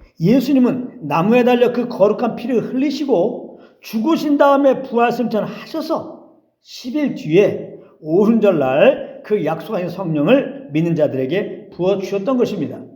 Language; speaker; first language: Korean; native; Korean